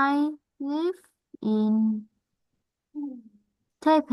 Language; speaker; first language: English; non-native, learner; Vietnamese